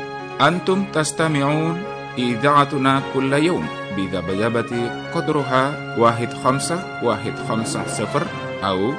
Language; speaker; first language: Arabic; non-native, fluent; Indonesian